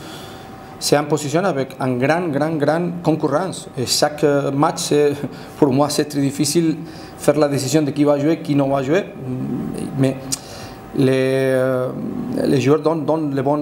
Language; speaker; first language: French; non-native, fluent; Spanish